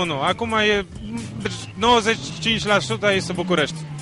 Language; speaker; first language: Romanian; non-native, fluent; Polish